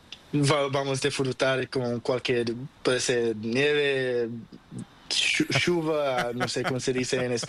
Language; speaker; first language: Spanish; non-native, learner; Portuguese